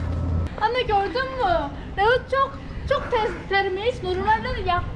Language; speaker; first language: Turkish; non-native, learner; Korean